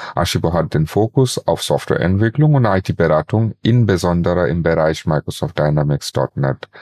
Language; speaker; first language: German; non-native, fluent; Bangla